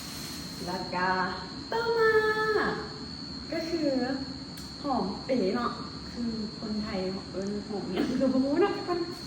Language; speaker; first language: Thai; non-native, local second language; Lao